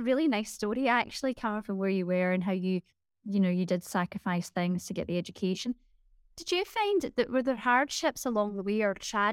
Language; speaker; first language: English; native; English